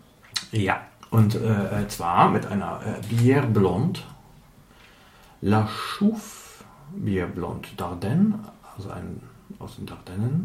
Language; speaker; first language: German; native; German